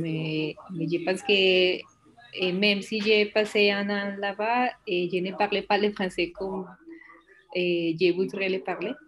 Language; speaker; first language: French; non-native, learner; Spanish